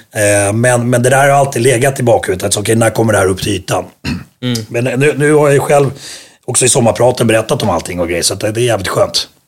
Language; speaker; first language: Swedish; early bilingual, other home language; Finnish